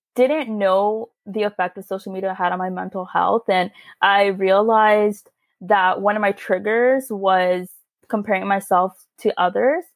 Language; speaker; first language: English; early bilingual, other home language; Hindi